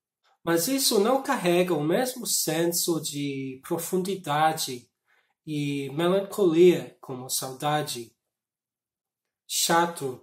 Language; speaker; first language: Portuguese; non-native, fluent; English